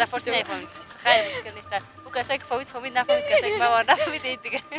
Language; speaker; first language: Persian; native; Persian